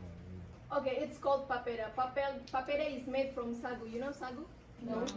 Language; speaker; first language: English; non-native, local second language; Indonesian